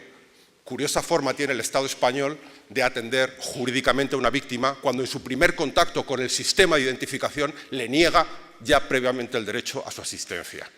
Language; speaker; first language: Spanish; native; Spanish